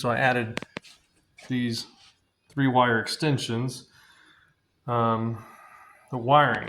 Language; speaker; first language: English; native; English